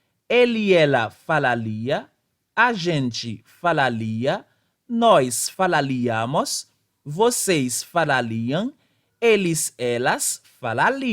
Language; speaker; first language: Portuguese; non-native, fluent; Haitian Creole